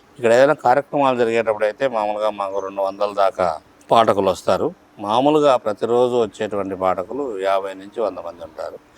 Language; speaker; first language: Telugu; native; Telugu